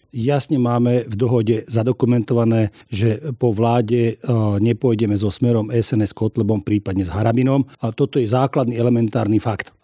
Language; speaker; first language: Slovak; non-native, local second language; Hungarian